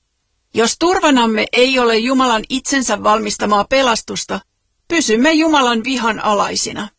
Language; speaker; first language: Finnish; native; Finnish